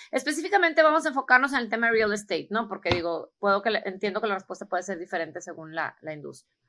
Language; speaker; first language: Spanish; native; Spanish